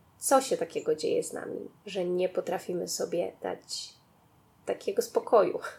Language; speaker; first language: Polish; native; Polish